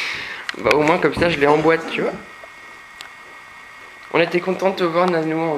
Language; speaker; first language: French; native; French